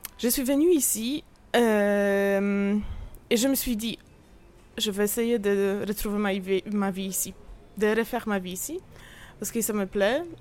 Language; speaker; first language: French; non-native, fluent; Polish